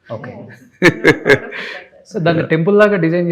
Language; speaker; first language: Telugu; native; Telugu